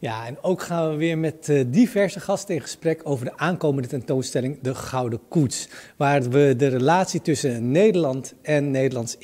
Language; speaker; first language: Dutch; native; Dutch